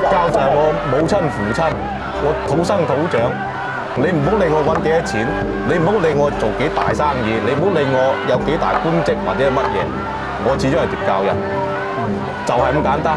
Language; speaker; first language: Cantonese; native; Cantonese